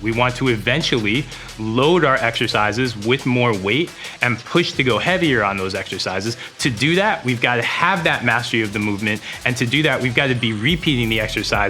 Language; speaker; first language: English; native; English